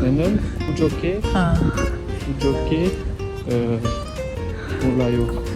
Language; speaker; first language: Korean; non-native, learner; French